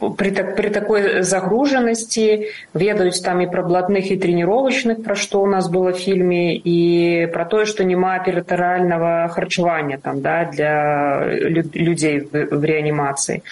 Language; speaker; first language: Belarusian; non-native, local second language; Russian